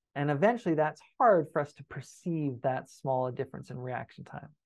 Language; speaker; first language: English; native; English